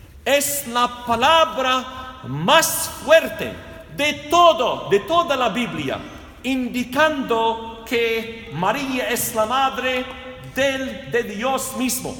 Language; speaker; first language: Spanish; non-native, fluent; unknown